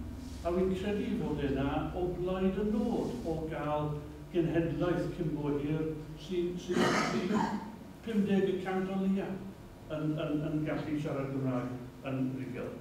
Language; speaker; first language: Welsh; native; Welsh